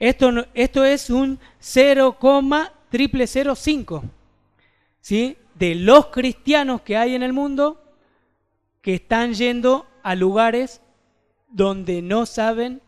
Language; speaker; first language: Spanish; native; Spanish